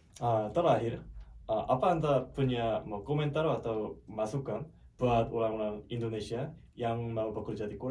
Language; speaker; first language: Indonesian; non-native, fluent; Korean